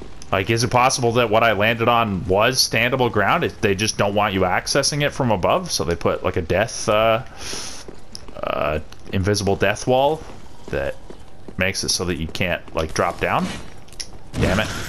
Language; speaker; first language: English; native; English